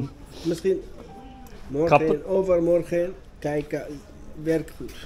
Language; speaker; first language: Dutch; non-native, learner; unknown